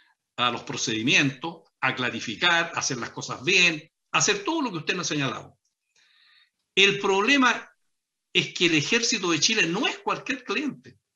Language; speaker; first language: Spanish; native; Spanish